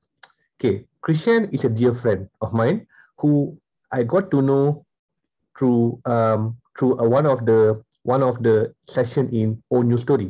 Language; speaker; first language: English; non-native, local second language; Tamil